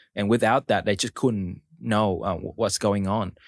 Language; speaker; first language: English; early bilingual, other home language; Vietnamese